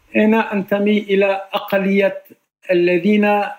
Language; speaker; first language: Arabic; non-native, fluent; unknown